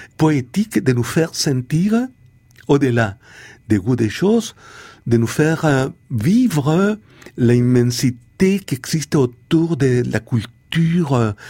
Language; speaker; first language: French; non-native, fluent; Spanish